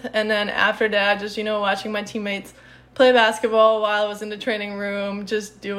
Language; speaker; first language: English; non-native, fluent; Czech